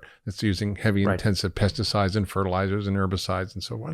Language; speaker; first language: English; native; English